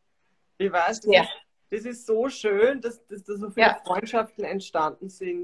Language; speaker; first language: German; native; German